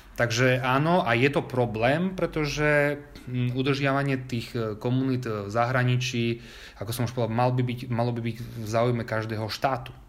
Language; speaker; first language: Slovak; early bilingual, heritage; Slovak